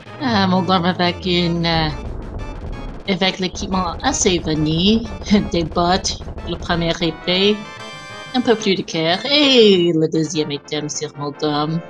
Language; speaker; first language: French; non-native, fluent; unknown